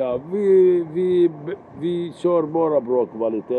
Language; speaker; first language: Swedish; non-native, learner; Arabic